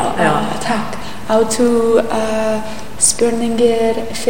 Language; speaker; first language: Icelandic; non-native, learner; English